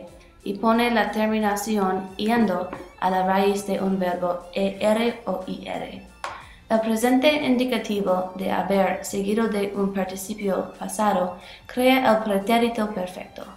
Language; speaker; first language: Spanish; non-native, learner; English